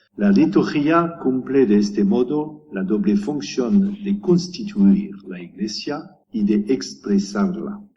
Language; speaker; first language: Spanish; non-native, learner; French